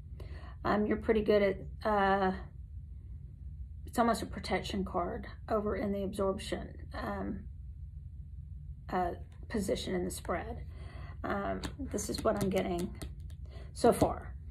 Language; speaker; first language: English; native; English